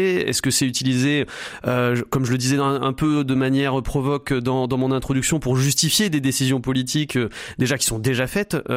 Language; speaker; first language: French; native; French